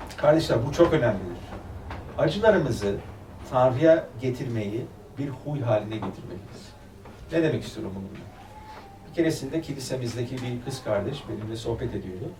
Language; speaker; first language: Turkish; early bilingual, other home language; German